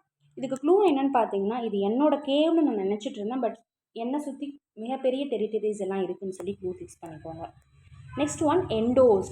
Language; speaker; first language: Tamil; native; Tamil